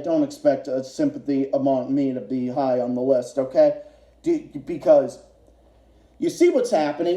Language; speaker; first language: English; native; English